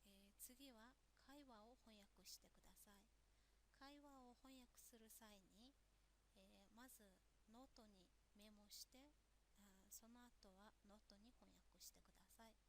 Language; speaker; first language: Japanese; non-native, fluent; Mongolian